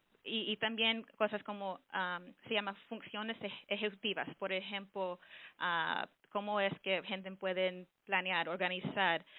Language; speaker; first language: Spanish; early bilingual, heritage; Spanish